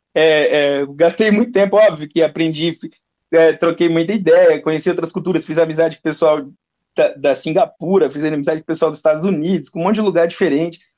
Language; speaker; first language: Portuguese; native; Portuguese